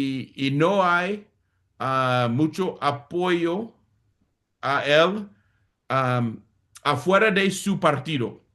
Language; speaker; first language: Spanish; non-native, fluent; English